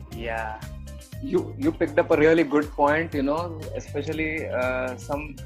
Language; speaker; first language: English; non-native, local second language; Marathi